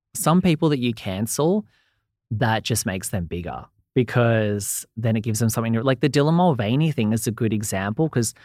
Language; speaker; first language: English; native; English